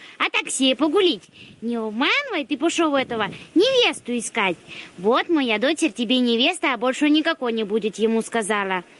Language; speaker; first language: Russian; native; Russian